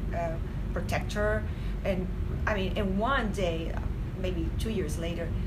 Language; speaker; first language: English; non-native, fluent; Spanish